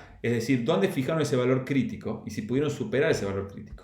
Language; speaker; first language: Spanish; native; Spanish